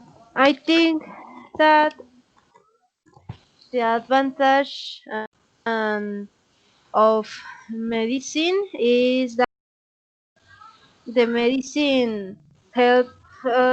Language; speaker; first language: English; non-native, learner; Spanish